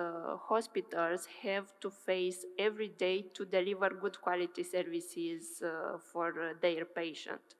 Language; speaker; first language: English; non-native, fluent; Romanian